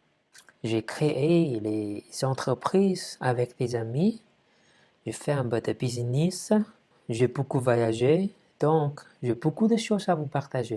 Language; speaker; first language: French; non-native, fluent; Chinese